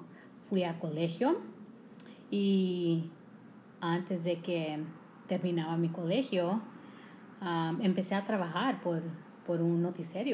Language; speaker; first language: Spanish; early bilingual, heritage; English